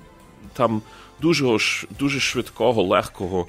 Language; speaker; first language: Ukrainian; early bilingual, heritage; Ukrainian